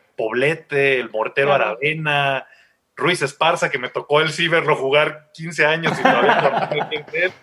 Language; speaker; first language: Spanish; native; Spanish